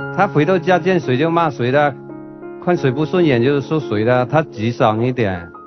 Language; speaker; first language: Chinese; non-native, local second language; Hakka Chinese